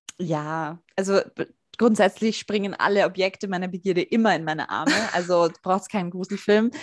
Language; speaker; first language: German; native; German